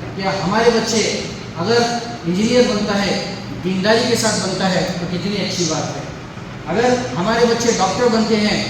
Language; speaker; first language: Urdu; native; Urdu